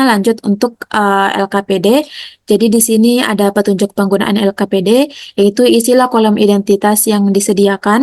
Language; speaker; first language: Indonesian; native; Indonesian